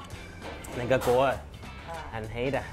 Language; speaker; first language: Chinese; non-native, learner; English